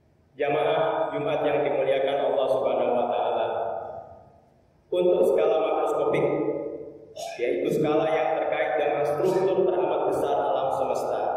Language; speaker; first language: Indonesian; native; Indonesian